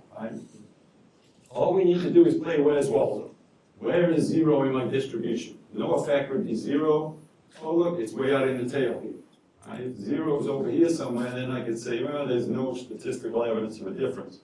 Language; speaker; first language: English; native; English